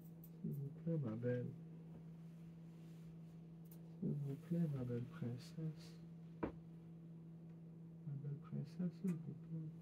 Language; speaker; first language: French; non-native, learner; English